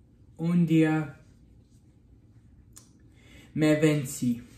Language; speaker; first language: Spanish; non-native, learner; English